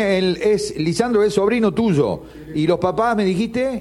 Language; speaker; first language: Spanish; native; Spanish